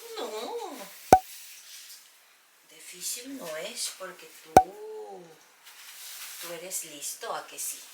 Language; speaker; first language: Spanish; non-native, learner; Filipino